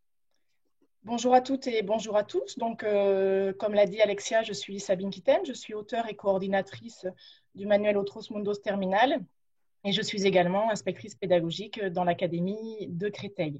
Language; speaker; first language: French; native; French